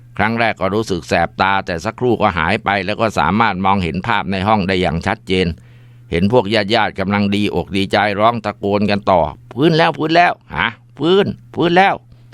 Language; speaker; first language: Thai; native; Thai